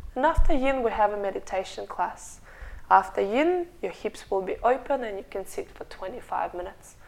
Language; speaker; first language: English; non-native, fluent; Russian